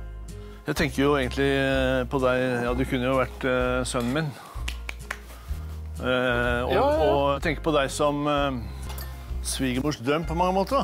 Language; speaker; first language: Norwegian; native; Norwegian